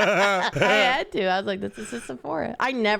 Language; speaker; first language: English; native; English